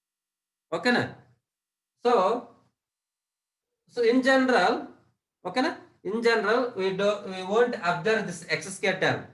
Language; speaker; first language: English; non-native, local second language; Telugu